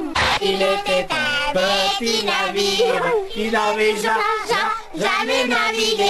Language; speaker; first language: French; native; French